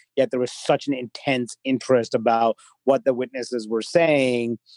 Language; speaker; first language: English; native; English